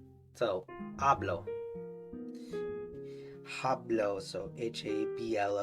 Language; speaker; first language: Spanish; non-native, learner; English